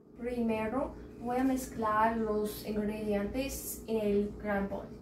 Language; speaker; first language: Spanish; non-native, learner; English